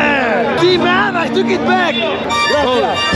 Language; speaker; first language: Spanish; non-native, learner; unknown